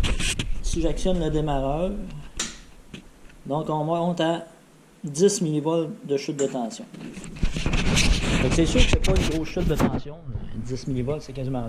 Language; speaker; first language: French; native; French